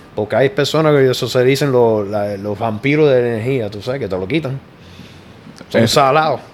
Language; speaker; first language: Spanish; early bilingual, heritage; Spanish